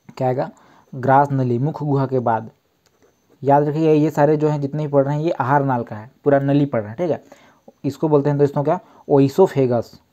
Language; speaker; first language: Hindi; native; Hindi